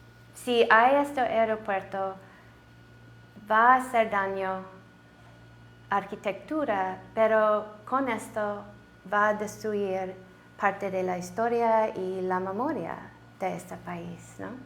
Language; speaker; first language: Spanish; non-native, learner; English